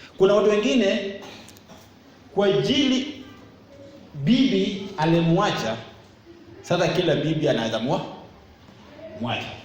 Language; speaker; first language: Swahili; non-native, local second language; Luo (Kenya and Tanzania)